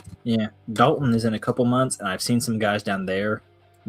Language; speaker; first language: English; native; English